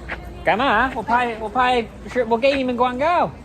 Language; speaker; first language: Chinese; non-native, learner; English